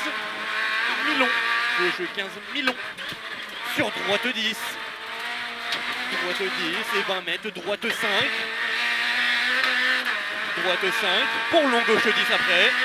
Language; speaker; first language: French; native; French